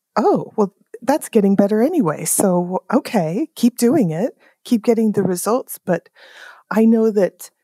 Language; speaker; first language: English; native; English